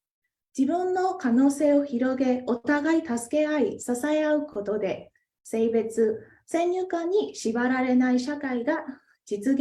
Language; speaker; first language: Japanese; non-native, fluent; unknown